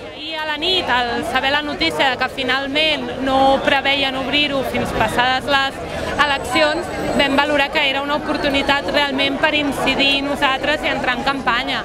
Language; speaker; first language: Catalan; native; Catalan